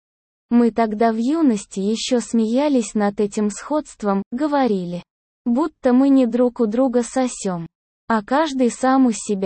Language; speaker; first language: Russian; native; Russian